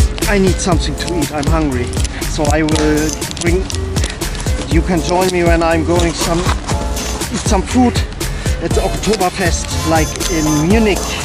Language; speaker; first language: English; non-native, learner; German